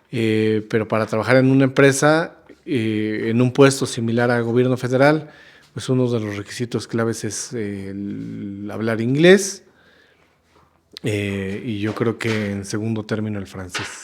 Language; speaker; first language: Spanish; native; Spanish